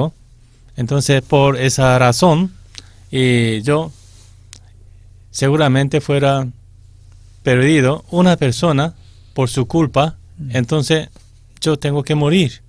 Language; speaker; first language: Spanish; non-native, fluent; Korean